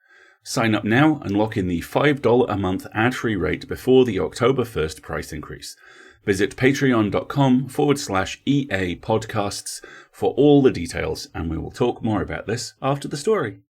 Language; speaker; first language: English; native; English